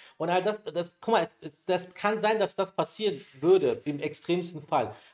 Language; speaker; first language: German; early bilingual, other home language; Persian